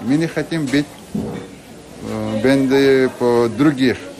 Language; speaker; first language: Polish; non-native, learner; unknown